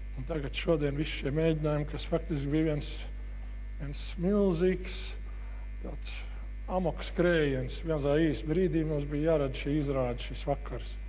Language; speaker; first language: Latvian; native; Latvian